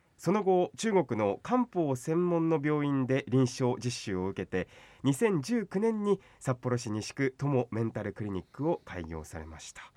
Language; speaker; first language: Japanese; native; Japanese